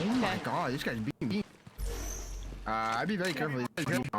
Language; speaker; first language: English; native; English